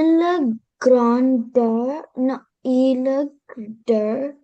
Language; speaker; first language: French; non-native, learner; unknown